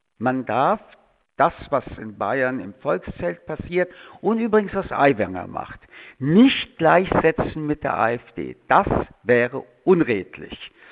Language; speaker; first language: German; early bilingual, other home language; French